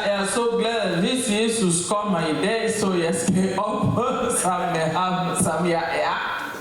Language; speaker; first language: Swedish; non-native, learner; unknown